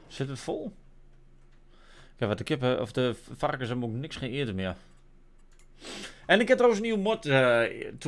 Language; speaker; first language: Dutch; native; Dutch